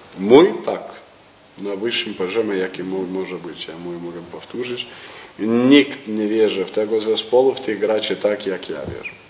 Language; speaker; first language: Polish; non-native, learner; Lithuanian